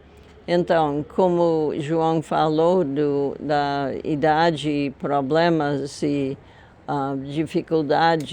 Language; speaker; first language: Portuguese; non-native, fluent; English